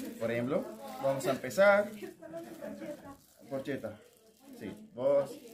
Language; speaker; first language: Spanish; non-native, learner; Arabic